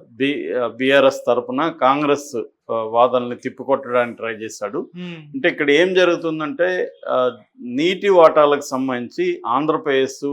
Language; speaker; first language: Telugu; native; Telugu